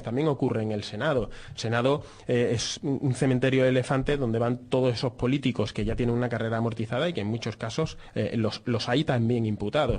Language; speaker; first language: Spanish; native; Spanish